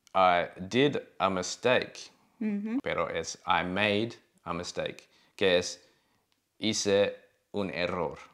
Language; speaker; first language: Spanish; non-native, learner; English